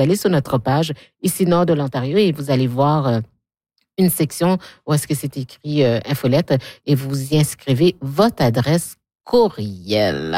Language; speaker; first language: French; native; French